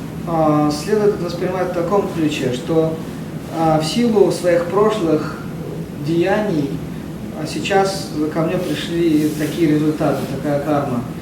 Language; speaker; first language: Russian; native; Russian